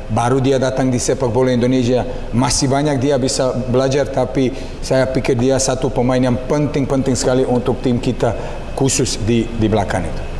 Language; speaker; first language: Indonesian; non-native, learner; Serbian